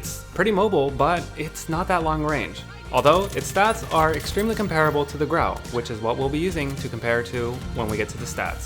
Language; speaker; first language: English; native; English